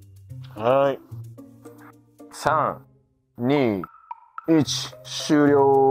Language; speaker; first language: Japanese; native; Japanese